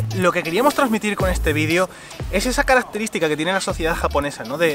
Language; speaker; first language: Spanish; native; Spanish